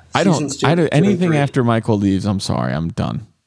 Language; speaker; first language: English; native; English